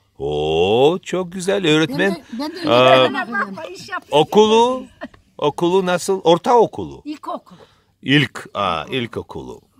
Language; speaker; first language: Turkish; non-native, learner; Abkhazian